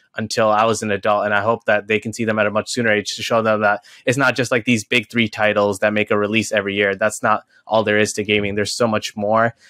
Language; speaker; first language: English; native; English